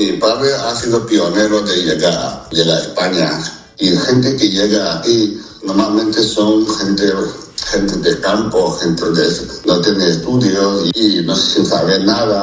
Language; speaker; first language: Spanish; non-native, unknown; Chinese